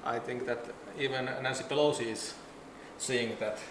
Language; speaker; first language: English; non-native, fluent; Finnish